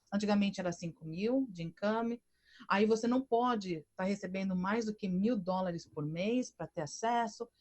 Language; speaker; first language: Portuguese; native; Portuguese